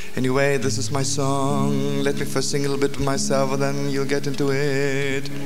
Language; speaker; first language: English; native; English